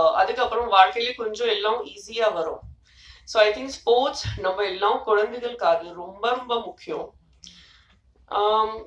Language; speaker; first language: Tamil; non-native, fluent; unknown